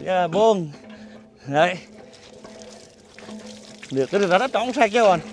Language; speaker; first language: Portuguese; non-native, learner; Vietnamese